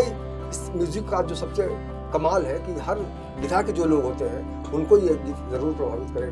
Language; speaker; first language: Hindi; native; Hindi